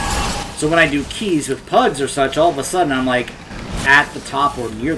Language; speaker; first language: English; native; English